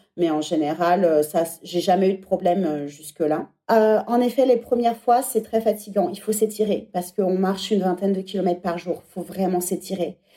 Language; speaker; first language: French; native; French